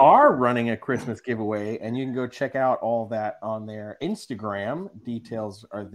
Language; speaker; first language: English; native; English